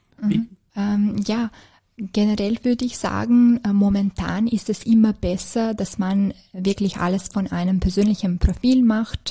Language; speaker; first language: German; non-native, fluent; Serbian